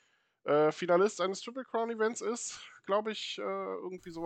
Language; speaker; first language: German; native; German